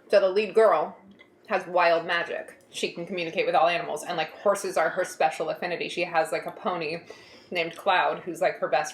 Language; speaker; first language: English; native; English